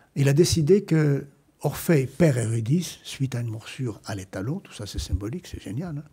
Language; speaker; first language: French; non-native, fluent; Greek